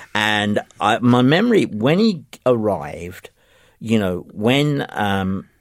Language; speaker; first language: English; native; English